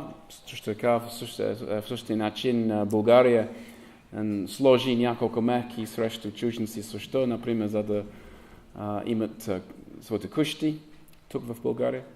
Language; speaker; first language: Bulgarian; non-native, learner; English